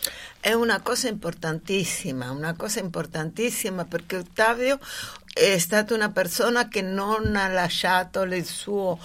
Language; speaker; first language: Italian; non-native, fluent; Spanish